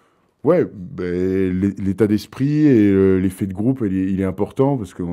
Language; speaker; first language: French; native; French